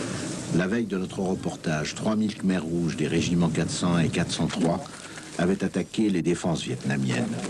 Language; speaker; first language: French; native; French